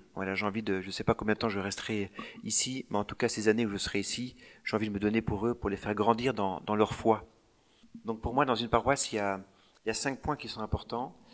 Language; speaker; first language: French; native; French